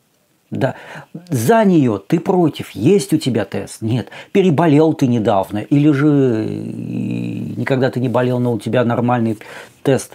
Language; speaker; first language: Russian; native; Russian